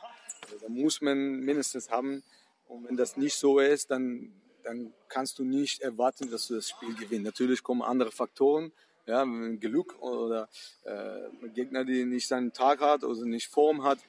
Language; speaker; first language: German; non-native, fluent; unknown